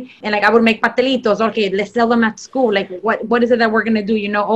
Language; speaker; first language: English; non-native, fluent; Spanish